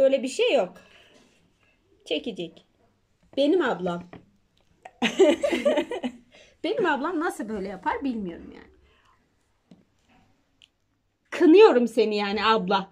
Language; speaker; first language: Turkish; native; Turkish